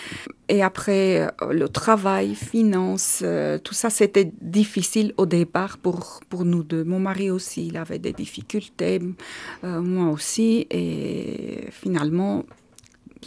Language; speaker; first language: French; non-native, learner; Armenian